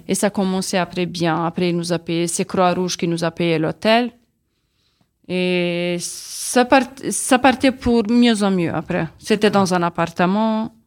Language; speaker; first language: French; non-native, learner; Serbian